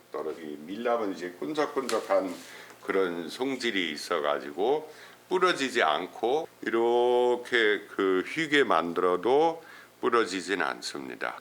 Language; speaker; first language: Korean; non-native, fluent; German